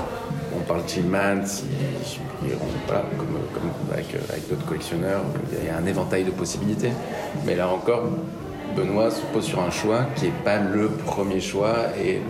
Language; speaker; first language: French; native; French